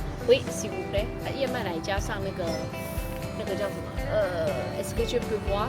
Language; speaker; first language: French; non-native, learner; Chinese